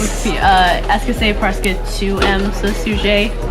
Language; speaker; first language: French; non-native, learner; English